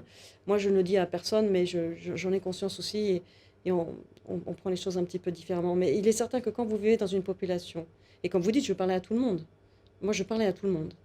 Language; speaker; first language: French; native; French